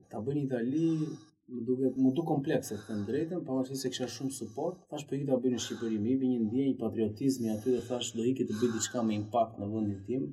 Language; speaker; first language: Albanian; early bilingual, heritage; Albanian